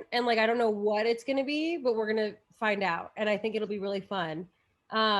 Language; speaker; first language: English; native; English